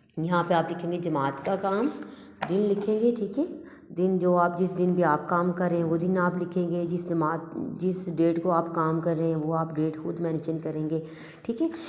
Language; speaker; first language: Urdu; native; Urdu